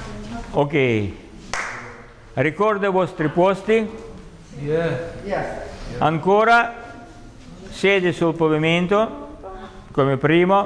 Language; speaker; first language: Italian; non-native, learner; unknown